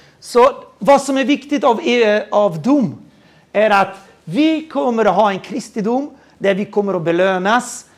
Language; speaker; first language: Swedish; non-native, fluent; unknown